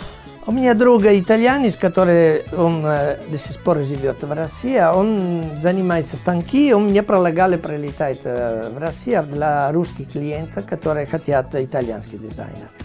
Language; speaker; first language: Russian; non-native, learner; Italian